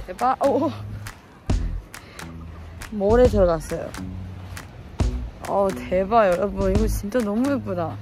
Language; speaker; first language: Korean; non-native, fluent; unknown